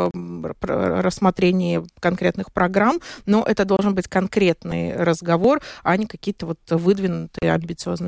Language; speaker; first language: Russian; native; Russian